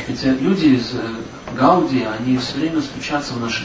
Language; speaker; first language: Russian; native; Russian